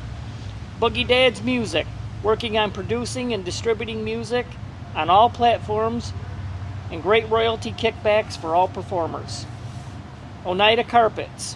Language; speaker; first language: English; native; English